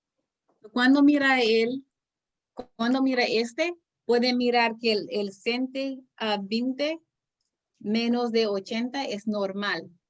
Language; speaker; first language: Spanish; non-native, learner; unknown